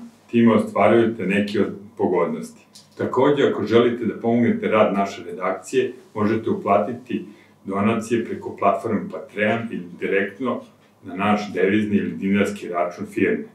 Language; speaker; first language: Croatian; native; Croatian